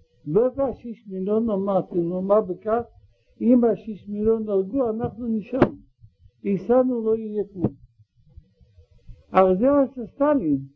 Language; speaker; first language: Hebrew; non-native, learner; Russian